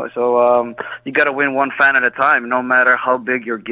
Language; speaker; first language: English; non-native, fluent; Greek